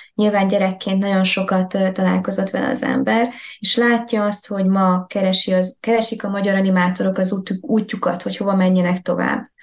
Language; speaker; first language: Hungarian; native; Hungarian